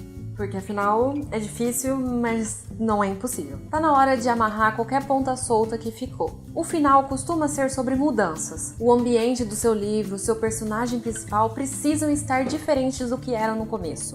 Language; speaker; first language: Portuguese; native; Portuguese